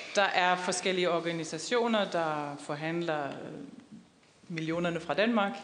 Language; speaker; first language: Danish; non-native, fluent; German